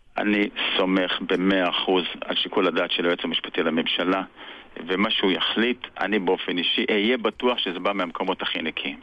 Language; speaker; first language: Hebrew; native; Hebrew